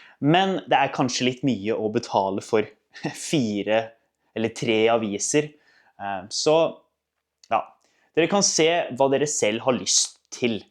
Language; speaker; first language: Norwegian; native; Norwegian